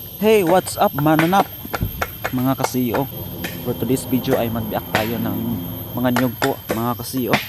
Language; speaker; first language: Filipino; non-native, local second language; Cebuano